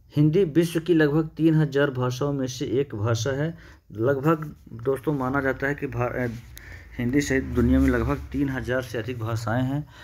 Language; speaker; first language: Hindi; native; Hindi